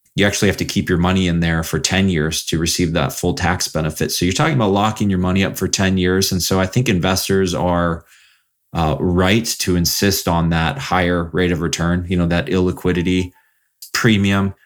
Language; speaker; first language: English; native; English